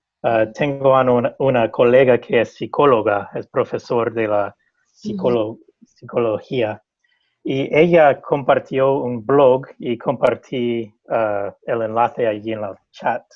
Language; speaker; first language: Spanish; non-native, fluent; English